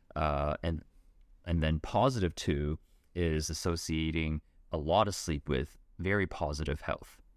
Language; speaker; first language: English; native; English